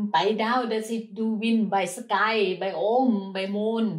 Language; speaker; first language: German; non-native, learner; Thai